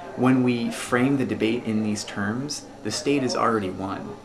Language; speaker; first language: English; native; English